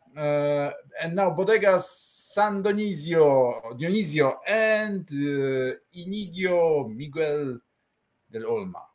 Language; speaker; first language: English; non-native, fluent; Polish